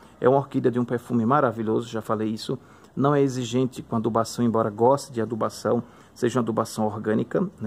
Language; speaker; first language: Portuguese; native; Portuguese